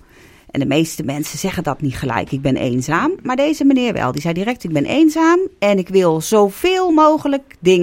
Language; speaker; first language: Dutch; native; Dutch